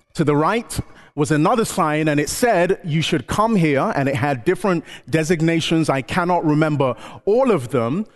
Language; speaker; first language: English; early bilingual, other home language; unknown